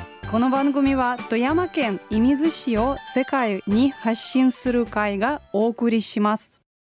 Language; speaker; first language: Japanese; non-native, fluent; Russian